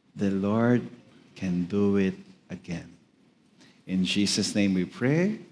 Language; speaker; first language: English; non-native, local second language; Filipino